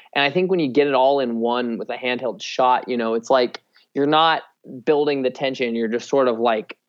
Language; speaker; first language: English; native; English